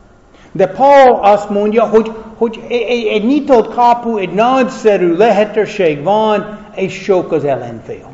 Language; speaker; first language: Hungarian; non-native, fluent; English